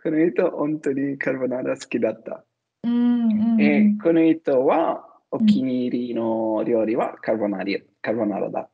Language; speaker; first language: Japanese; non-native, learner; Italian